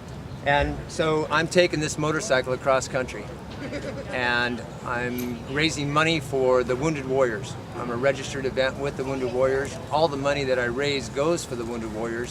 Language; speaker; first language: English; native; English